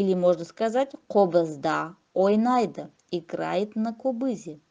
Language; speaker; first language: Russian; non-native, local second language; Kazakh